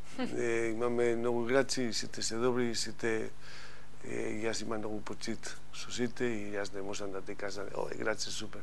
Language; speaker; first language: Macedonian; non-native, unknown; Spanish